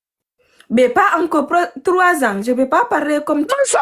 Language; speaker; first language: French; non-native, learner; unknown